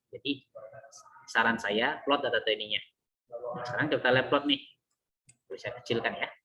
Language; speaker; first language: Indonesian; native; Indonesian